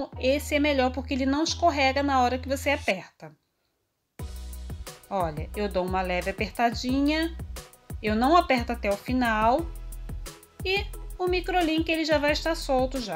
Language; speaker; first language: Portuguese; native; Portuguese